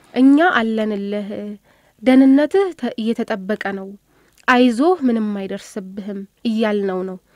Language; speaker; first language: Amharic; native; Amharic